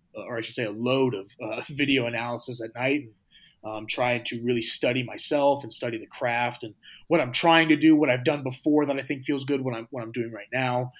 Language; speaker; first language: English; native; English